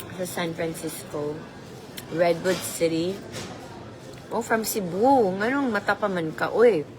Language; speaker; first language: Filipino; non-native, local second language; Cebuano